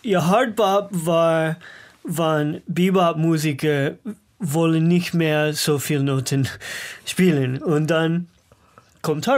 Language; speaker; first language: German; non-native, learner; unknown